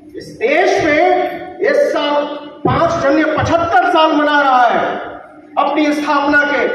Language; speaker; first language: Hindi; native; Hindi